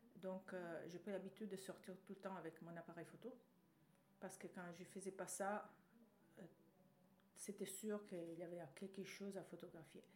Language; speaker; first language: French; non-native, fluent; Italian